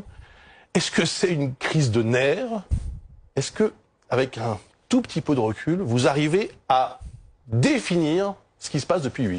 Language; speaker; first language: French; native; French